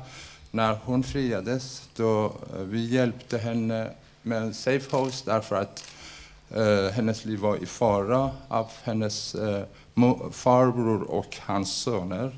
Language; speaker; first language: Swedish; non-native, fluent; Persian